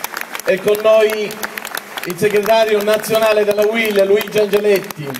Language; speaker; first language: Italian; native; Italian